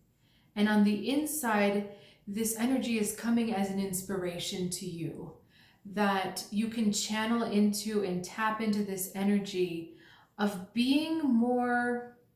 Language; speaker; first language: English; native; English